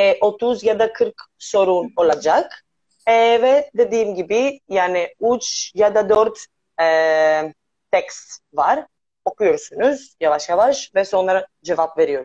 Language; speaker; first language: Turkish; non-native, learner; Greek